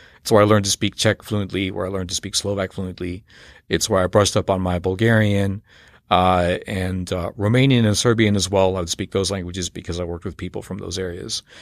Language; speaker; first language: English; native; English